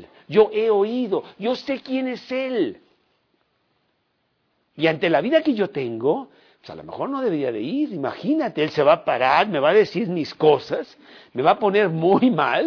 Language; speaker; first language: Spanish; native; Spanish